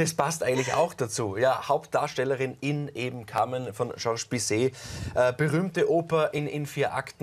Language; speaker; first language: German; native; German